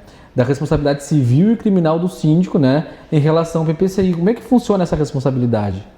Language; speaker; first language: Portuguese; native; Portuguese